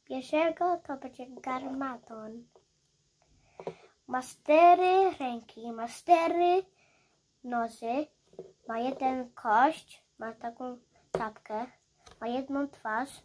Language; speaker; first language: Polish; early bilingual, heritage; Polish